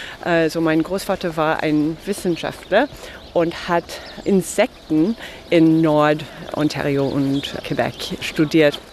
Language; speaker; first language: German; non-native, fluent; English